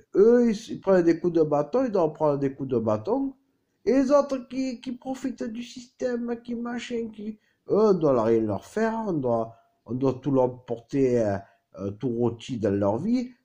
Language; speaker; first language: French; native; French